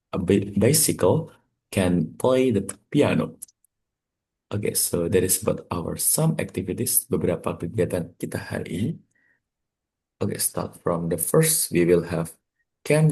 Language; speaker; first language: English; non-native, fluent; Indonesian